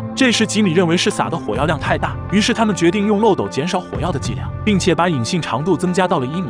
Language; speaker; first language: Chinese; native; Chinese